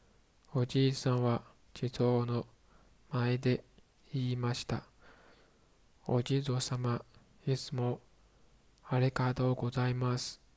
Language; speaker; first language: Japanese; non-native, learner; Chinese